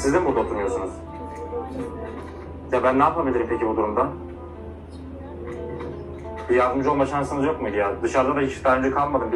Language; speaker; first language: Turkish; native; Turkish